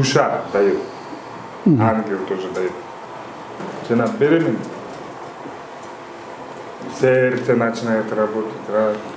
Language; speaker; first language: Russian; non-native, learner; Kyrgyz